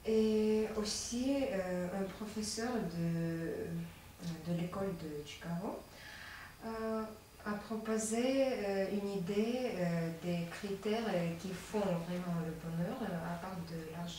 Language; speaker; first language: French; non-native, learner; Latvian